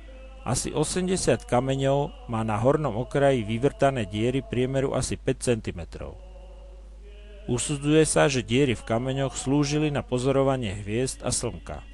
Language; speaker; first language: Slovak; native; Slovak